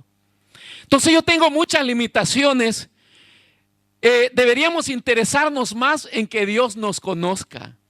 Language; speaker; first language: Spanish; native; Spanish